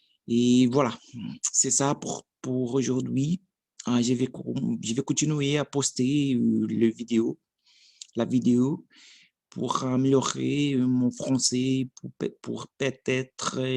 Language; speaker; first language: French; non-native, learner; Portuguese